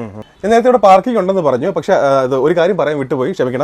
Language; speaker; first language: Malayalam; native; Malayalam